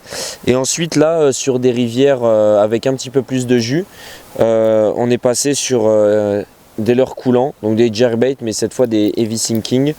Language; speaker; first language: French; native; French